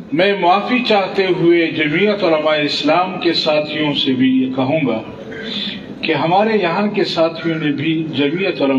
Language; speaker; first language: Urdu; non-native, local second language; Pashto